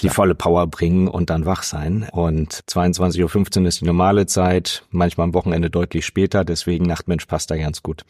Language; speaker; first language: German; native; German